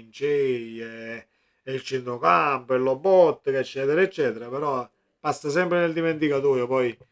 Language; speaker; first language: Italian; native; Italian